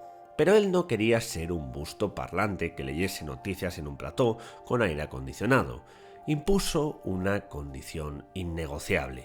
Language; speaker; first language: Spanish; native; Spanish